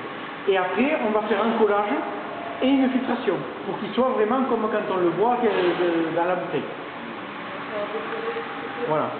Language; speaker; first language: French; native; French